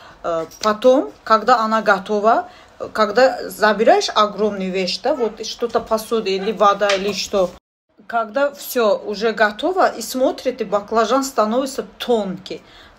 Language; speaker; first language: Russian; non-native, fluent; Azerbaijani